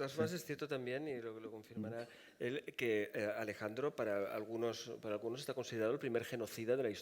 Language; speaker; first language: Spanish; native; Spanish